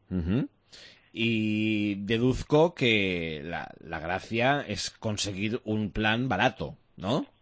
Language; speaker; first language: Spanish; native; Spanish